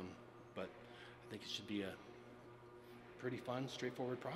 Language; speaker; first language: English; native; English